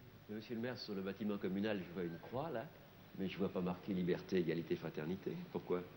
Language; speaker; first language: French; native; French